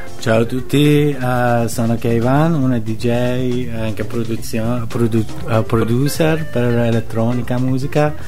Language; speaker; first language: Italian; non-native, learner; Persian